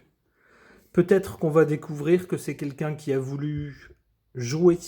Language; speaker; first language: French; native; French